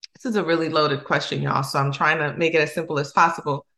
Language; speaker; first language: English; non-native, fluent; Spanish